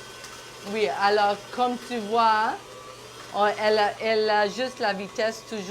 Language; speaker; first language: French; non-native, local second language; English